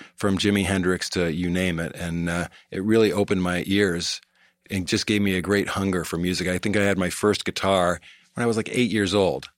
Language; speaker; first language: English; native; English